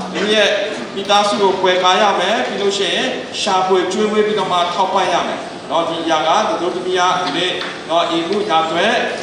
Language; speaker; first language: Burmese; non-native, local second language; Kachin